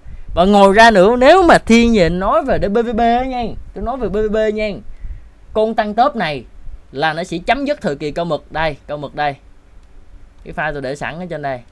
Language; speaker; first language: Vietnamese; native; Vietnamese